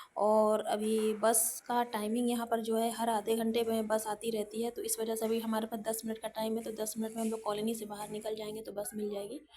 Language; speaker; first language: Hindi; native; Hindi